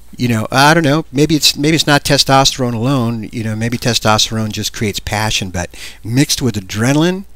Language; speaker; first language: English; native; English